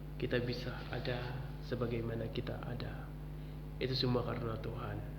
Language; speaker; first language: Indonesian; non-native, local second language; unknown